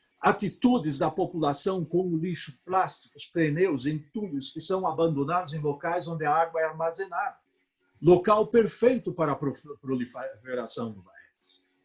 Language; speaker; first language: Portuguese; native; Portuguese